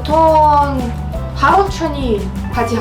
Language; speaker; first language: Korean; non-native, learner; Russian